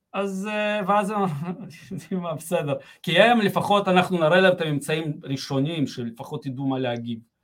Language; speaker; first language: Hebrew; early bilingual, other home language; Russian